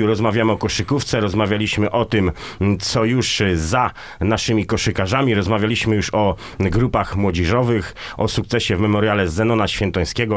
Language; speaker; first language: Polish; native; Polish